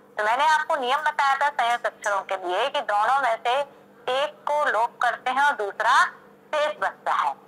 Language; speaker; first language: Hindi; native; Hindi